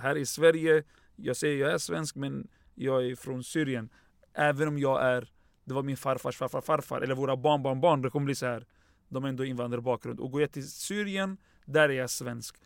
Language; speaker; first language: Swedish; early bilingual, other home language; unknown